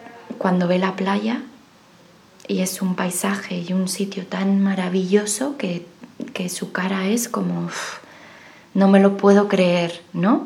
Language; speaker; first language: Spanish; native; Spanish